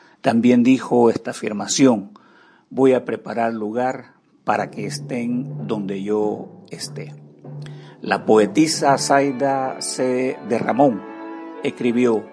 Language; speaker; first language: Spanish; native; Spanish